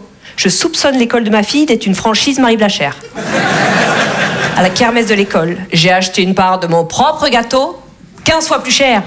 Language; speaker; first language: French; native; French